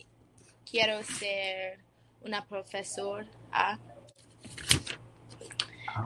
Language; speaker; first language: Spanish; non-native, learner; English